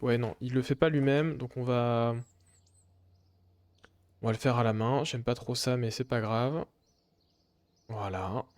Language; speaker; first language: French; native; French